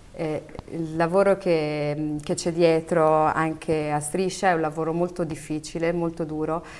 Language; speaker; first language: Italian; early bilingual, other home language; Arabic